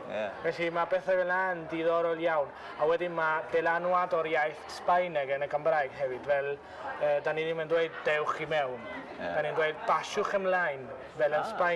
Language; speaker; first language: Welsh; non-native, fluent; Spanish